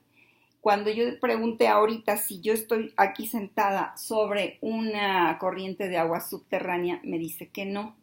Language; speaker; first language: Spanish; native; Spanish